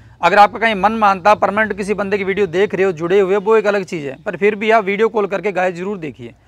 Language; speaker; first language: Hindi; native; Hindi